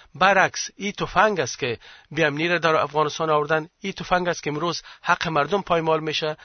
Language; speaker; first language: Persian; native; Persian